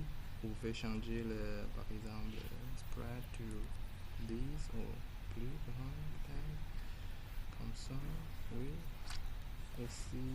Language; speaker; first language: French; non-native, learner; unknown